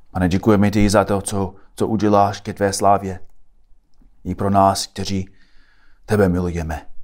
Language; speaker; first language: Czech; non-native, fluent; English